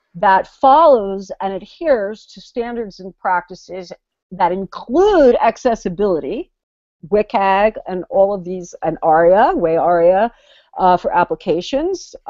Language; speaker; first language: English; native; English